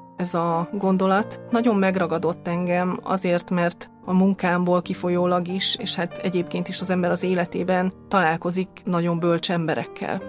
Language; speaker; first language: Hungarian; native; Hungarian